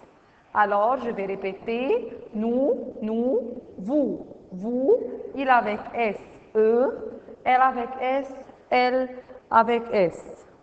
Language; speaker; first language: French; non-native, fluent; Arabic